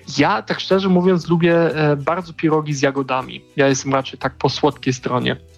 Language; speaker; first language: Polish; non-native, fluent; German